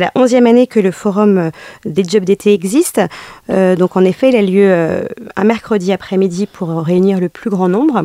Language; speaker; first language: French; native; French